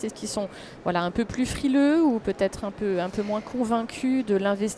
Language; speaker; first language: French; native; French